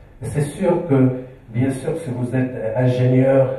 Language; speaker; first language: French; non-native, local second language; Arabic